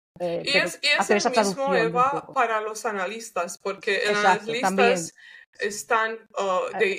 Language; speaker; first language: Spanish; non-native, learner; English